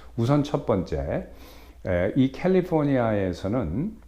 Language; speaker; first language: Korean; native; Korean